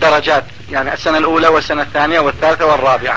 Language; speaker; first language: Arabic; non-native, learner; Turkish